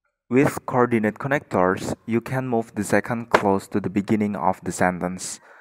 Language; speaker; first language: English; non-native, fluent; Indonesian